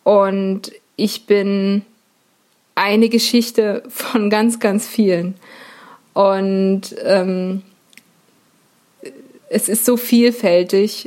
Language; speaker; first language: German; native; German